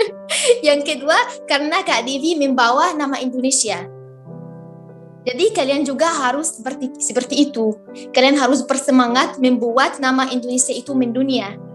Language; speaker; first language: Indonesian; non-native, fluent; Arabic